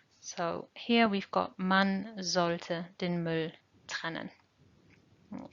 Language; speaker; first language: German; non-native, fluent; English